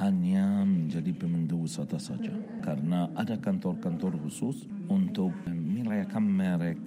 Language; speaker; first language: Indonesian; non-native, fluent; Arabic